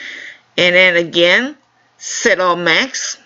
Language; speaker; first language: English; non-native, fluent; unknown